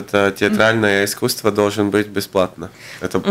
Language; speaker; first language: Russian; non-native, local second language; Latvian